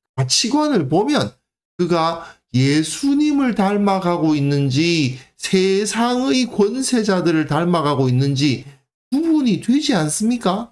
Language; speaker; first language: Korean; native; Korean